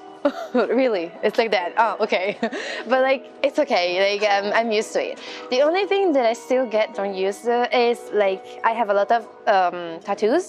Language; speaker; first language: English; non-native, fluent; Italian